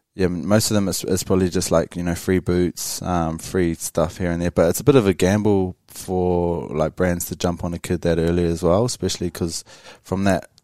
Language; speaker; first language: English; native; English